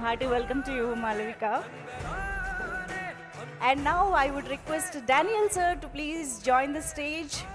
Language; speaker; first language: Telugu; native; Telugu